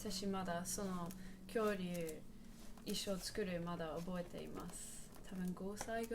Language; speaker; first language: Japanese; non-native, learner; English